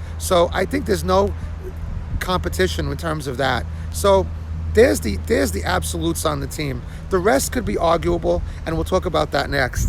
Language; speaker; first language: English; native; English